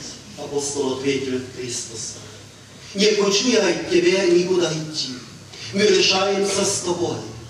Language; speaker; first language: Ukrainian; non-native, local second language; Hungarian